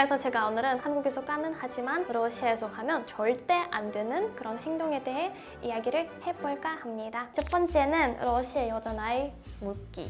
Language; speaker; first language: Korean; non-native, fluent; Russian